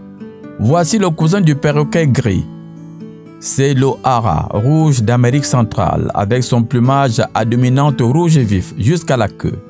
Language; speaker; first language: French; native; French